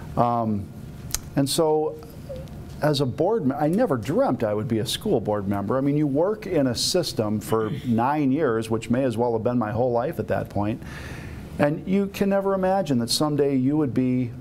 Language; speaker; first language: English; native; English